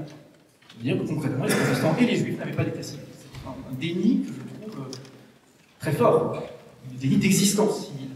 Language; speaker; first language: French; native; French